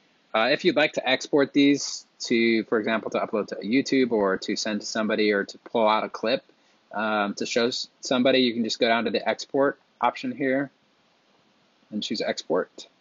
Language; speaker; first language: English; native; English